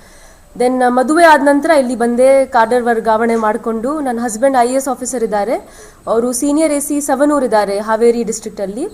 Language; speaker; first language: Kannada; non-native, local second language; Hindi